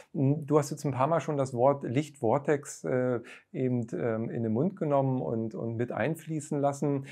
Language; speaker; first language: German; native; German